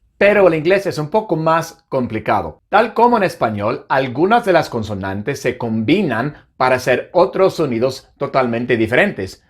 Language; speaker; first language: Spanish; non-native, fluent; English